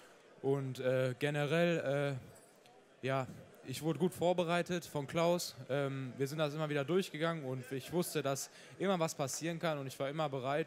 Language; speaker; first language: German; native; German